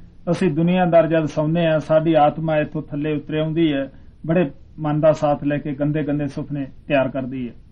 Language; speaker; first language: Punjabi; native; Punjabi